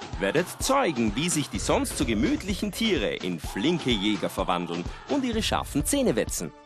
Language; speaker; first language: German; native; German